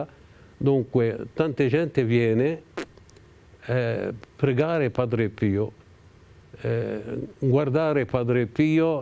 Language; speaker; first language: Italian; non-native, fluent; Arabic